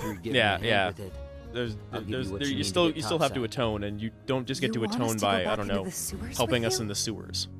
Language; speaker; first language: English; native; English